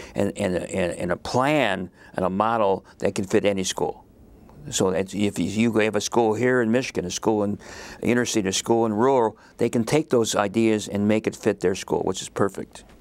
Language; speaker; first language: English; native; English